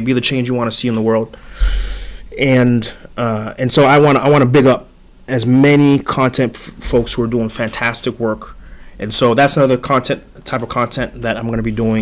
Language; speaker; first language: English; early bilingual, other home language; Haitian Creole